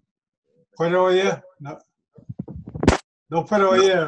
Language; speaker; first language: Spanish; non-native, learner; English